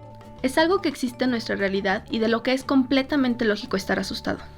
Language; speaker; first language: Spanish; native; Spanish